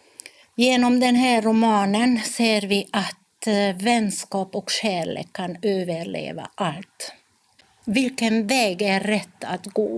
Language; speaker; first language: Swedish; non-native, fluent; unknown